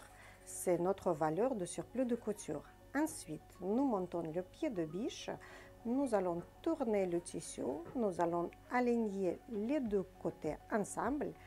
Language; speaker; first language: French; non-native, fluent; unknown